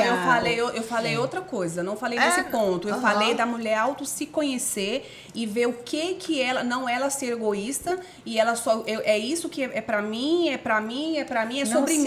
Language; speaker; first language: Portuguese; native; Portuguese